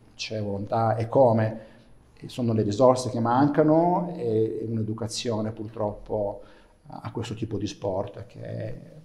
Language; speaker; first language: Italian; native; Italian